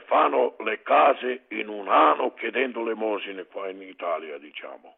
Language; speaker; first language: Italian; non-native, learner; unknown